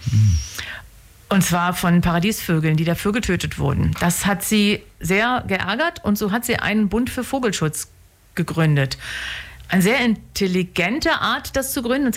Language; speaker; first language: German; native; German